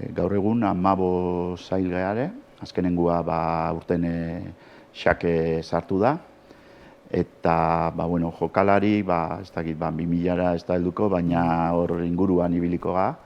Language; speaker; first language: Basque; native; Basque